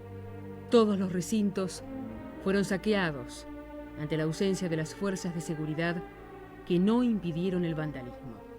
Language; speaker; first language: Spanish; native; Spanish